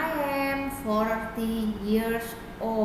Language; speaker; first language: English; non-native, fluent; Indonesian